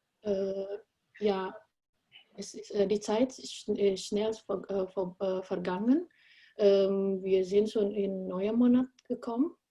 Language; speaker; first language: German; non-native, fluent; Indonesian